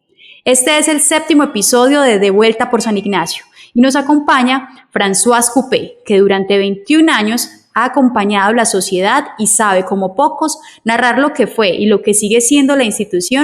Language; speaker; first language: Spanish; native; Spanish